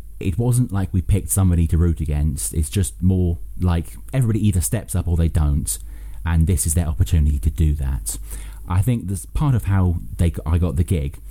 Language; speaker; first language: English; native; English